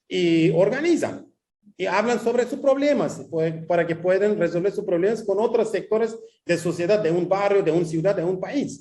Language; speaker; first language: Spanish; non-native, fluent; Kurdish